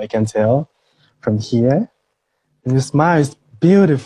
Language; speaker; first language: English; non-native, fluent; Thai